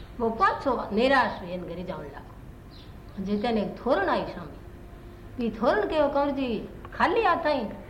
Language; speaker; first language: Hindi; native; Hindi